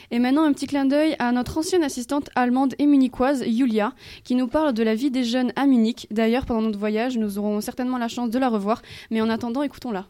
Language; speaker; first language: French; native; French